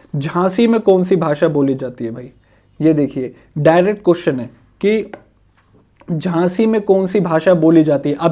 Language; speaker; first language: Hindi; native; Hindi